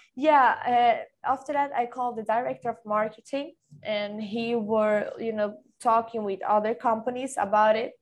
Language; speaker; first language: English; non-native, fluent; Swedish